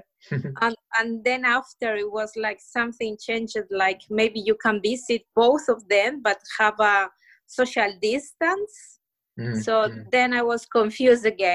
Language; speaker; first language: English; non-native, fluent; Spanish